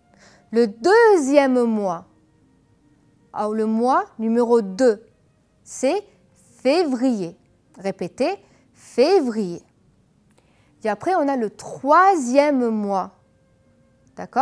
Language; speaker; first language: French; non-native, fluent; Arabic